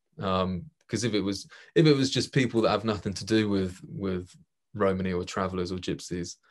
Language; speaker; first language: English; native; English